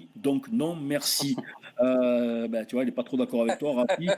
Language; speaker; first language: French; native; French